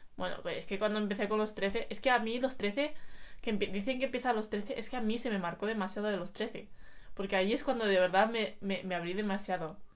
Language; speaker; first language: Spanish; early bilingual, other home language; Chinese